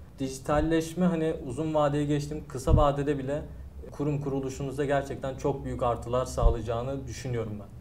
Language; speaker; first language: Turkish; native; Turkish